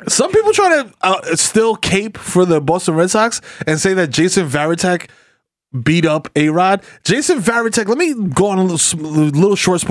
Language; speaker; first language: English; early bilingual, other home language; Spanish